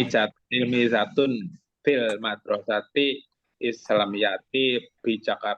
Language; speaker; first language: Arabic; non-native, learner; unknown